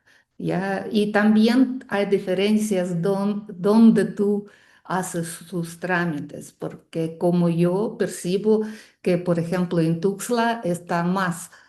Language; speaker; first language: Spanish; non-native, fluent; Russian